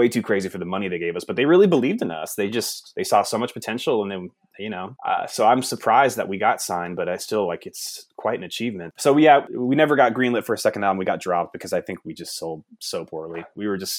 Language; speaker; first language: English; native; English